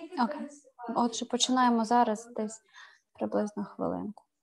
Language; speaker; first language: Ukrainian; native; Ukrainian